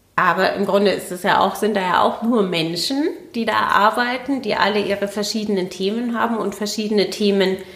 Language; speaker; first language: German; native; German